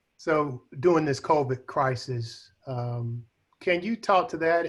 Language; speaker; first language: English; native; English